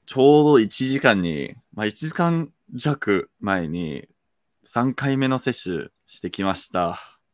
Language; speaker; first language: Japanese; non-native, fluent; English